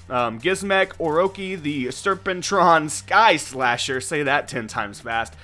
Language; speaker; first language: English; native; English